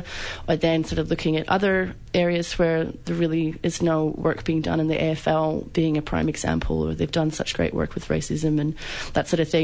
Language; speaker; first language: English; native; English